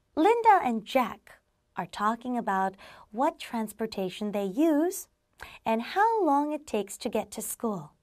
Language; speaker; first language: English; non-native, fluent; Korean